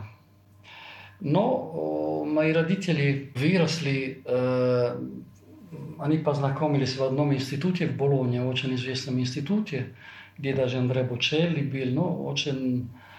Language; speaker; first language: Russian; non-native, fluent; Italian